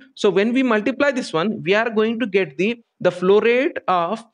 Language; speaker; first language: English; non-native, local second language; Kannada